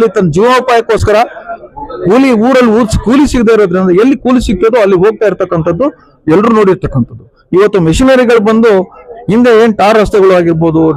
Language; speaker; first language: Kannada; non-native, local second language; Lambadi